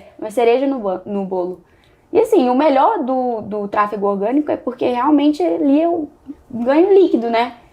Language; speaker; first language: Portuguese; native; Portuguese